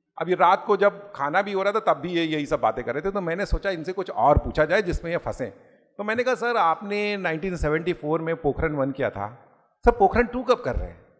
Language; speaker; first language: Hindi; native; Hindi